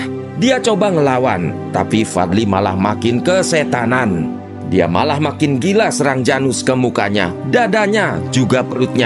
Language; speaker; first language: Indonesian; native; Indonesian